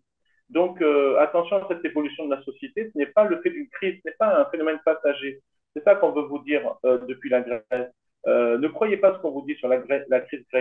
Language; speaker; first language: French; native; French